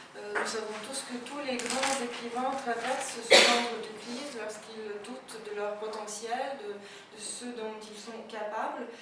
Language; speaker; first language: French; non-native, fluent; Lithuanian